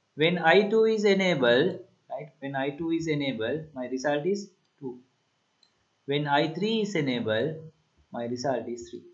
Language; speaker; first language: English; non-native, local second language; Sinhala